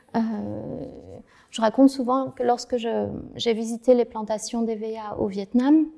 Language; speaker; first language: French; non-native, fluent; Vietnamese